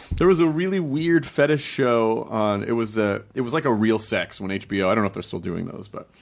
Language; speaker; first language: English; native; English